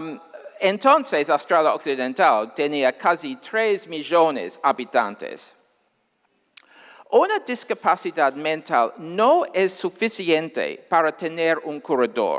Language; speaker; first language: Spanish; non-native, fluent; English